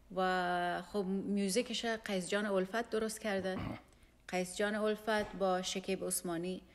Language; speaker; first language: Persian; non-native, local second language; Pashto